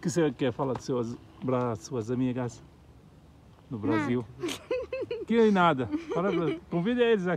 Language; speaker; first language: Portuguese; non-native, learner; Arabic